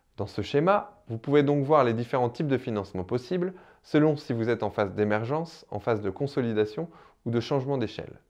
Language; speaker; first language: French; native; French